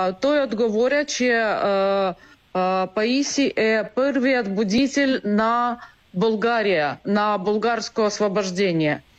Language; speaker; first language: Bulgarian; non-native, learner; Ukrainian